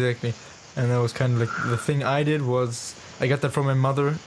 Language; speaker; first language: English; non-native, fluent; German